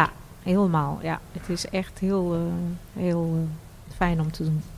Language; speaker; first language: Dutch; non-native, fluent; Portuguese